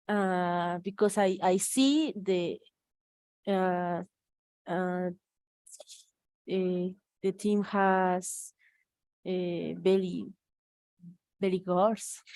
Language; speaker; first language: English; non-native, learner; Spanish